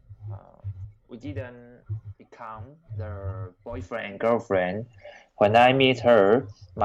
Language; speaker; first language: English; non-native, learner; Chinese